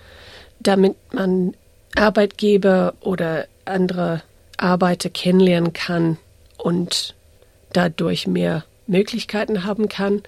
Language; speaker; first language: German; early bilingual, heritage; English